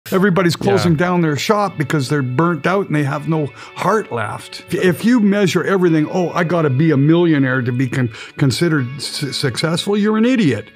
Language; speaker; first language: English; native; English